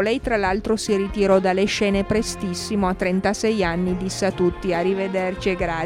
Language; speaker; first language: Italian; native; Italian